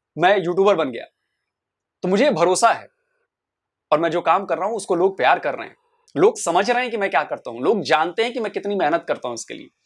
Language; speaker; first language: Hindi; native; Hindi